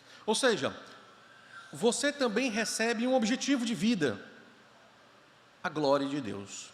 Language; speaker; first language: Portuguese; native; Portuguese